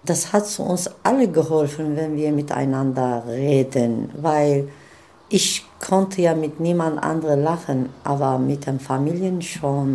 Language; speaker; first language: German; non-native, fluent; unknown